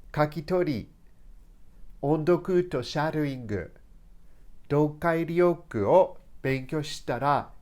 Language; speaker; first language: Japanese; non-native, fluent; English